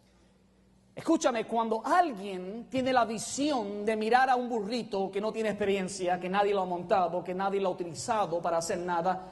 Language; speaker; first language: Spanish; native; Spanish